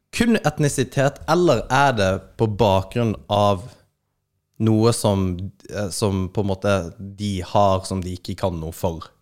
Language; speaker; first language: Norwegian; native; Norwegian